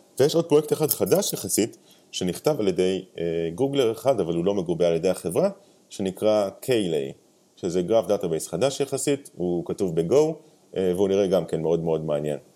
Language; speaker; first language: Hebrew; native; Hebrew